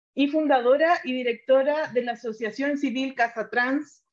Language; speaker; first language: Spanish; native; Spanish